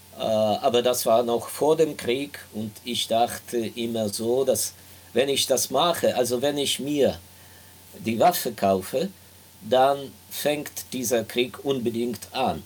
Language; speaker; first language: German; non-native, fluent; Ukrainian